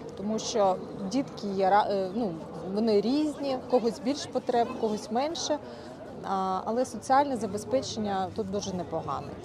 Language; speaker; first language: Ukrainian; native; Ukrainian